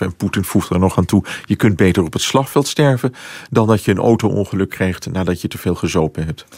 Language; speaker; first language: Dutch; native; Dutch